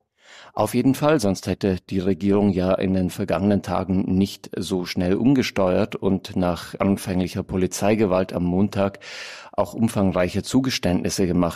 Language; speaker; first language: German; native; German